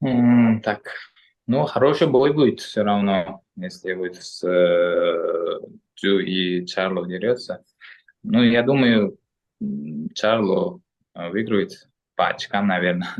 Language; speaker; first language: Russian; non-native, local second language; Uzbek